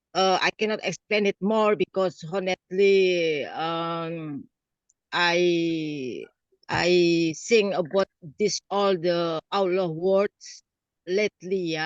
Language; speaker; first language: English; non-native, learner; Indonesian